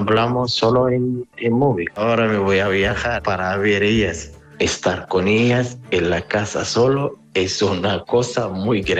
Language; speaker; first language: Spanish; non-native, learner; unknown